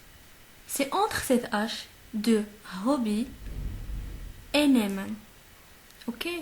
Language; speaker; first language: French; non-native, local second language; Arabic